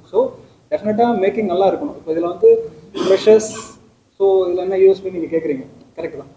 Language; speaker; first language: Tamil; native; Tamil